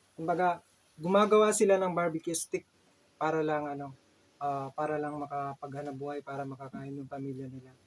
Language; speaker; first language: Filipino; native; Filipino